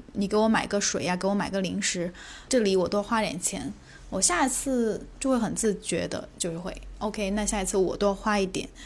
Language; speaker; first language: Chinese; native; Chinese